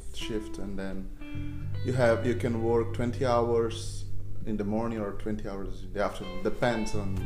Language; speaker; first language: English; non-native, fluent; Portuguese